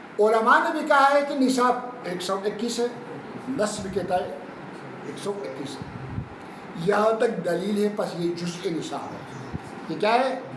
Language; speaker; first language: Urdu; non-native, local second language; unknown